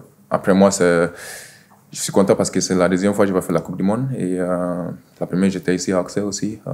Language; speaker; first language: French; non-native, fluent; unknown